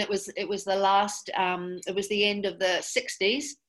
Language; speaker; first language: English; native; English